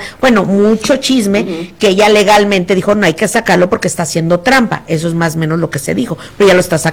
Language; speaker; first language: Spanish; native; Spanish